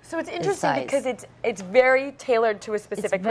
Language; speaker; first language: English; native; English